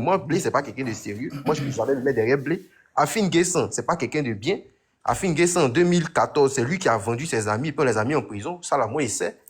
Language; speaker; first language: French; native; French